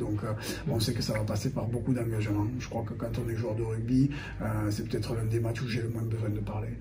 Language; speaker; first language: French; native; French